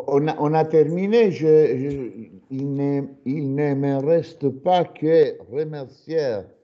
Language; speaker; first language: French; non-native, fluent; Italian